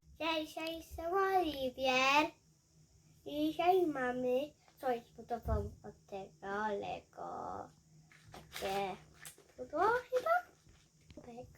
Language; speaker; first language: Polish; early bilingual, heritage; Polish